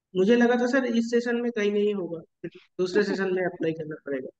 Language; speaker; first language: Hindi; non-native, local second language; Bangla